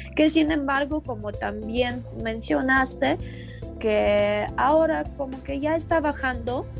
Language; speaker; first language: Spanish; non-native, fluent; Ukrainian